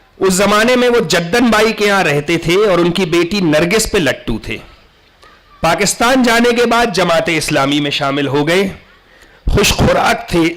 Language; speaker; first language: Urdu; native; Urdu